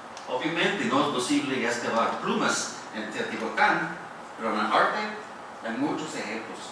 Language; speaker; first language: Spanish; non-native, fluent; English